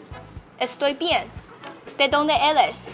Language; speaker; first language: Spanish; non-native, learner; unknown